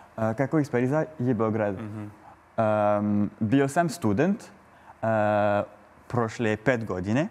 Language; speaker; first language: Croatian; non-native, learner; French